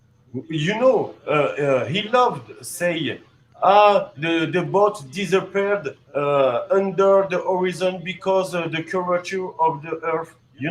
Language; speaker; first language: English; non-native, learner; French